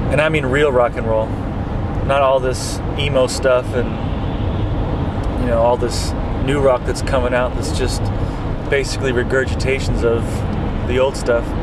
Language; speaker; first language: English; native; English